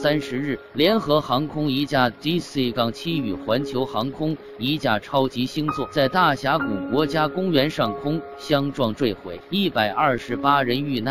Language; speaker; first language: Chinese; native; Chinese